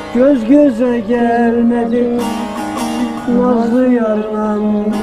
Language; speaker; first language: Turkish; native; Turkish